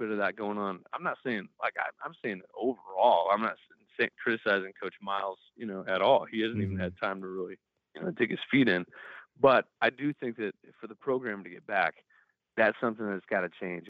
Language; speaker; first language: English; native; English